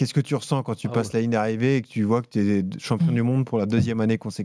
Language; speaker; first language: French; native; French